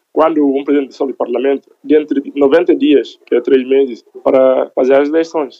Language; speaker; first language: Portuguese; non-native, local second language; Upper Guinea Crioulo